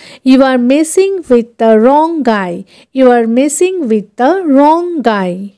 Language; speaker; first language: English; non-native, local second language; Bangla